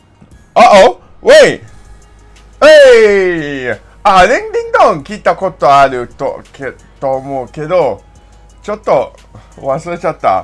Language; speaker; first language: Japanese; non-native, learner; English